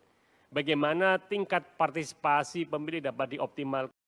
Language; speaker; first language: Indonesian; native; Indonesian